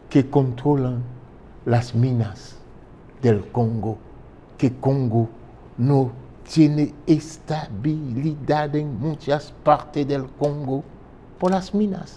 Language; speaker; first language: Spanish; non-native, fluent; French